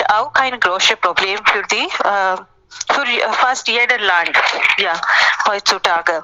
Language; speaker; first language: German; non-native, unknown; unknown